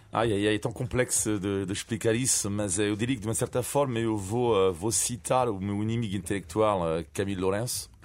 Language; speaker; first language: Portuguese; non-native, fluent; French